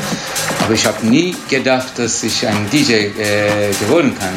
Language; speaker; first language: German; non-native, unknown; Turkish